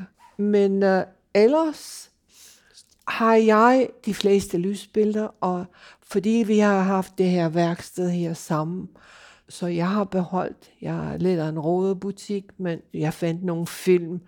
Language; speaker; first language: Danish; non-native, fluent; English